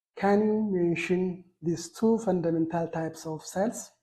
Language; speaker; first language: English; non-native, local second language; Amharic